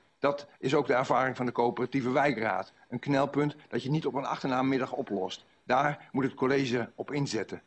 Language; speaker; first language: Dutch; native; Dutch